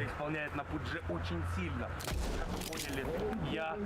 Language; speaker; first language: Russian; native; Russian